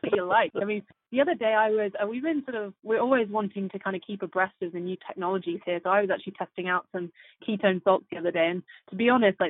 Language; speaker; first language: English; native; English